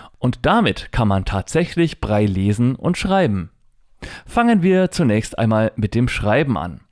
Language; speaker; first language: German; native; German